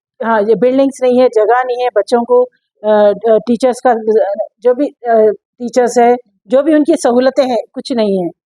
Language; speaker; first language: Hindi; non-native, local second language; Urdu